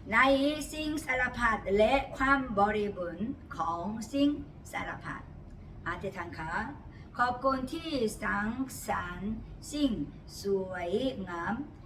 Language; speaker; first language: Thai; non-native, learner; Korean